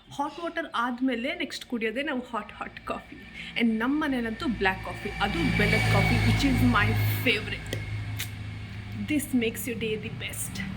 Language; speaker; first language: Kannada; non-native, local second language; Kodava